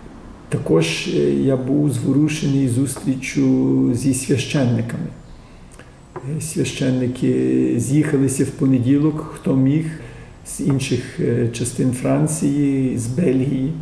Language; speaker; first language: Ukrainian; early bilingual, heritage; Ukrainian